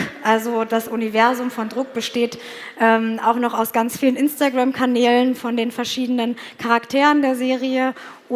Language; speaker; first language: German; native; German